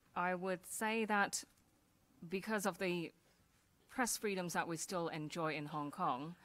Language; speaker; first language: English; non-native, local second language; Cantonese